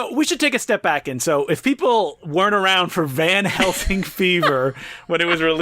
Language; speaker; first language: English; native; English